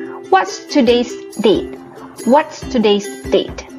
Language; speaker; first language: English; non-native, fluent; Indonesian